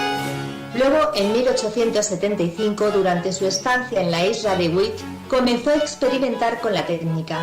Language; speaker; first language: Spanish; native; Spanish